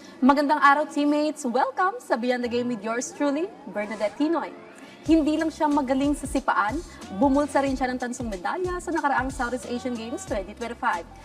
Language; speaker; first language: Filipino; native; Filipino